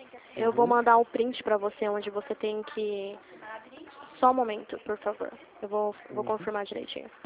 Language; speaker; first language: Portuguese; native; Portuguese